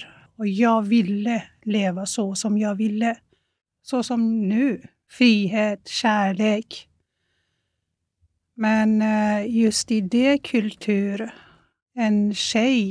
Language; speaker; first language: Swedish; non-native, fluent; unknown